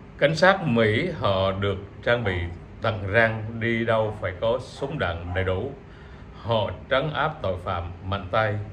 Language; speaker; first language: Vietnamese; native; Vietnamese